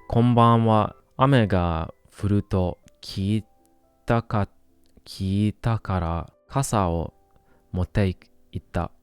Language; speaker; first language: Japanese; non-native, learner; English